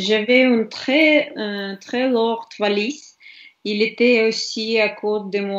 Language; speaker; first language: French; non-native, learner; Russian